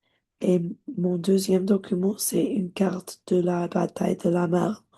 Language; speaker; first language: French; non-native, learner; English